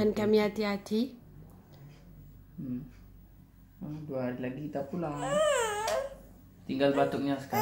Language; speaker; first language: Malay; non-native, learner; French